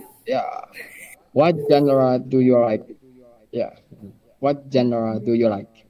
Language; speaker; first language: English; non-native, learner; Indonesian